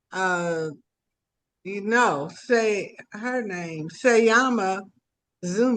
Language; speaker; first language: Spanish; non-native, learner; English